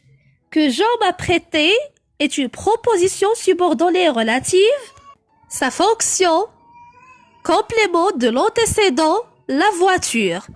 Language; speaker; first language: French; non-native, local second language; Arabic